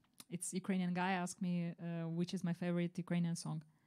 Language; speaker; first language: English; non-native, fluent; Ukrainian